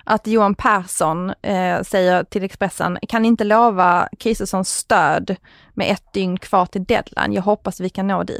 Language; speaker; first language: Swedish; native; Swedish